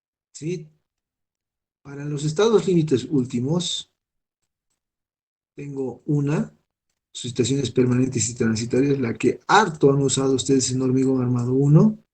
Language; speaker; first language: Spanish; native; Spanish